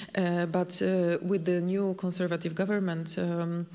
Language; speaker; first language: English; non-native, fluent; Polish